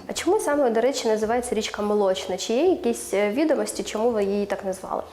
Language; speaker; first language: Ukrainian; native; Ukrainian